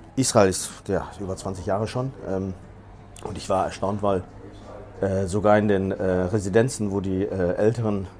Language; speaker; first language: German; early bilingual, other home language; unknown